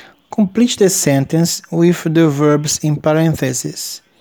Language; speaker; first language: English; non-native, fluent; Portuguese